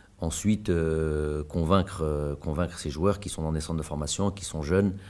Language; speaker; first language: French; early bilingual, other home language; Arabic